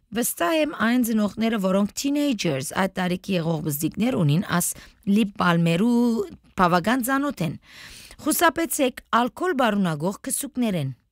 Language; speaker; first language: Armenian; early bilingual, heritage; Armenian